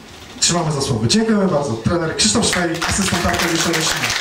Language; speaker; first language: Polish; native; Polish